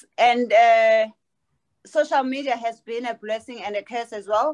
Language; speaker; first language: English; non-native, local second language; Zulu